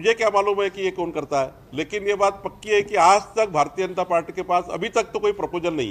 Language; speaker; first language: Hindi; non-native, local second language; Marathi